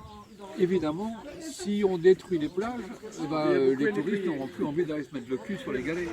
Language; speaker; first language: French; native; French